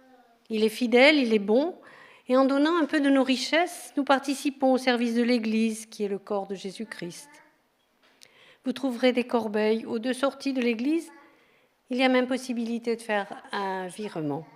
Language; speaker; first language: French; native; French